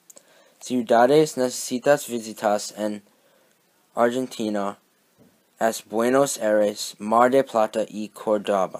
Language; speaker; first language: Spanish; non-native, learner; English